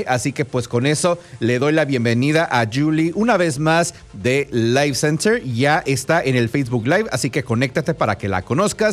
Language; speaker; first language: Spanish; native; Spanish